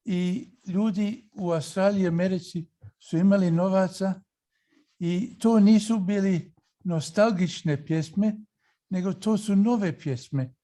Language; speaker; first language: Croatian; early bilingual, heritage; English